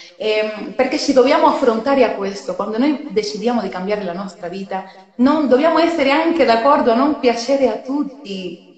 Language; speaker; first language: Italian; non-native, fluent; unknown